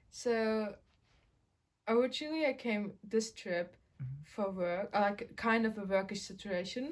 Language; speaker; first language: English; non-native, fluent; German